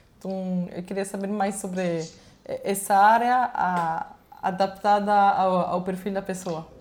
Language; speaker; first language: Portuguese; non-native, fluent; Spanish